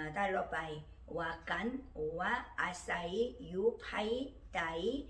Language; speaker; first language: Thai; non-native, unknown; Korean